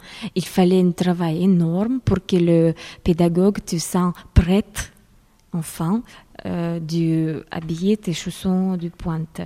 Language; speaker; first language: French; non-native, fluent; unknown